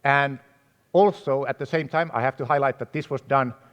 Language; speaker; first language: English; non-native, fluent; Finnish